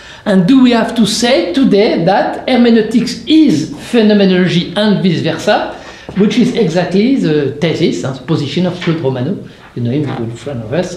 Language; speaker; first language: English; non-native, fluent; French